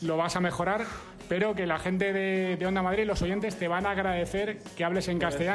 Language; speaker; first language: Spanish; native; Spanish